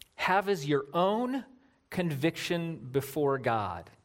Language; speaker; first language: English; native; English